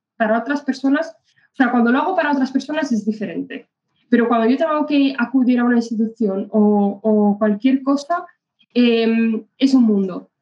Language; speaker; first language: Spanish; early bilingual, other home language; Arabic